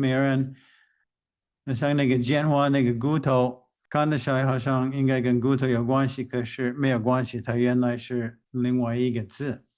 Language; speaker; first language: Chinese; non-native, fluent; English